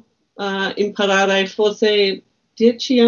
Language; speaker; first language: Italian; non-native, learner; English